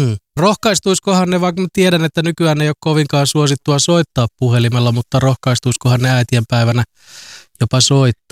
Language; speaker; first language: Finnish; native; Finnish